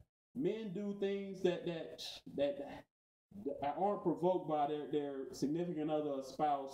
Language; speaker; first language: English; native; English